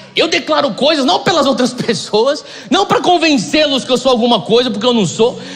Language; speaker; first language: Portuguese; native; Portuguese